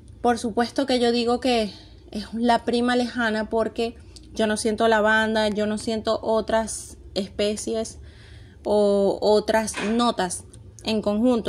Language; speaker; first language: Spanish; native; Spanish